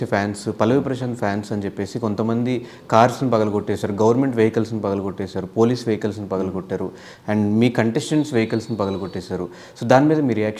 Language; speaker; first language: Telugu; native; Telugu